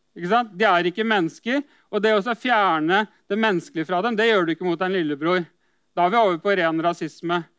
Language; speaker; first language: Norwegian; native; Norwegian